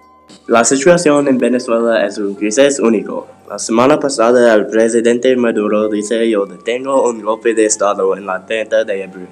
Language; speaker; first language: Spanish; non-native, learner; English